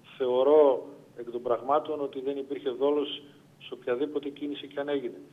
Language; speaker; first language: Greek; native; Greek